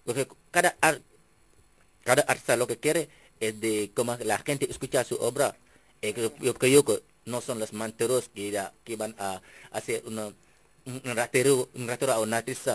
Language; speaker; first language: Spanish; non-native, fluent; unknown